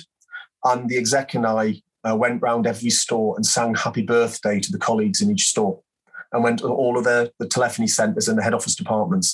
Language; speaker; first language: English; native; English